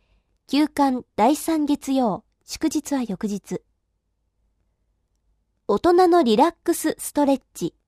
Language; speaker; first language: Japanese; native; Japanese